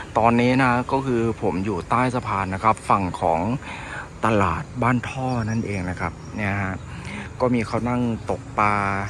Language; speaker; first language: Thai; native; Thai